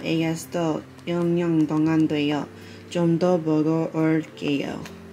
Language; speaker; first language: Korean; non-native, learner; English